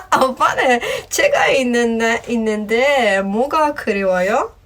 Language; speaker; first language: Korean; non-native, learner; Persian